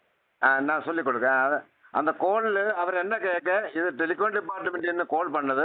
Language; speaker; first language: Tamil; non-native, learner; Malayalam